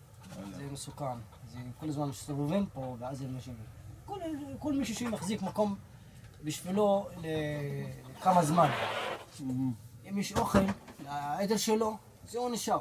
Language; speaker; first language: Hebrew; non-native, local second language; Arabic